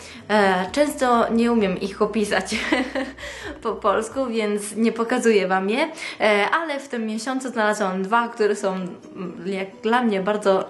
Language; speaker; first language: Polish; non-native, fluent; Italian